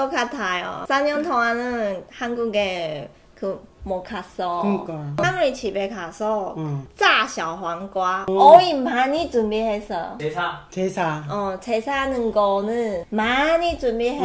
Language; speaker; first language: Korean; non-native, learner; Chinese